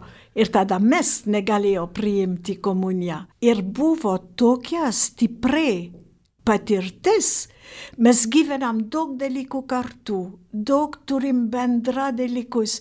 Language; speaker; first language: Lithuanian; non-native, fluent; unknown